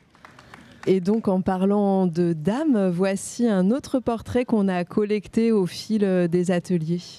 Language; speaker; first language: French; native; French